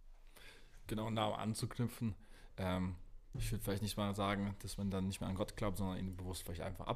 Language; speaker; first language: German; native; German